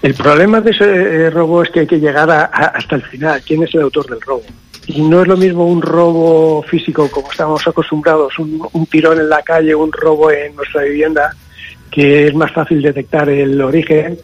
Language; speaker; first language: Spanish; native; Spanish